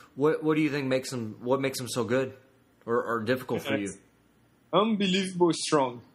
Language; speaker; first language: English; non-native, fluent; Portuguese